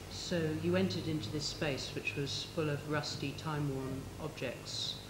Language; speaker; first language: English; native; English